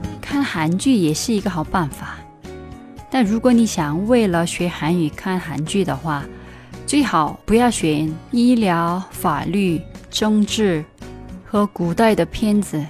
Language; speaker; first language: Chinese; non-native, fluent; Korean